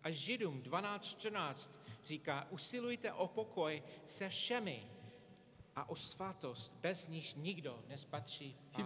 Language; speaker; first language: Czech; non-native, fluent; English